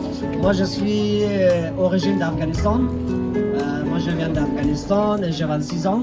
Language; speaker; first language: French; non-native, fluent; Persian